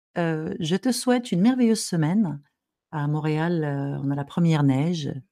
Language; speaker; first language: French; non-native, local second language; Arabic